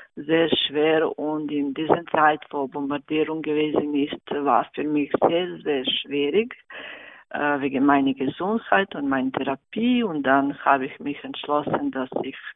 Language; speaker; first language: German; non-native, fluent; Serbian